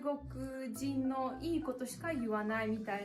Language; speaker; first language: Japanese; non-native, fluent; Russian